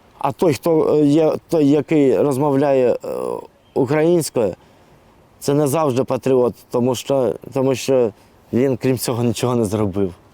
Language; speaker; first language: Ukrainian; non-native, local second language; Russian